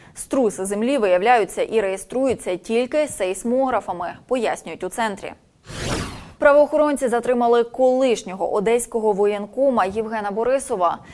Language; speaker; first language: Ukrainian; native; Ukrainian